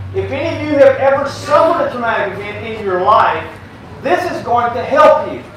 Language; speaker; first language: English; native; English